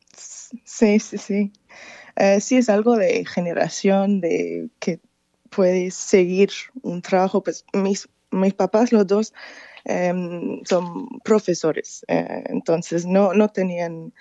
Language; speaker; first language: Spanish; non-native, fluent; English